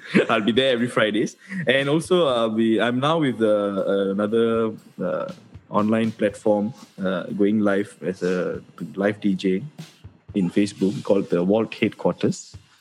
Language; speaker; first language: English; non-native, local second language; Tamil